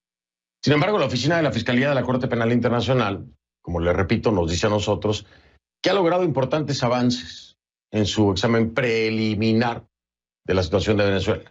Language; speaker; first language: Spanish; native; Spanish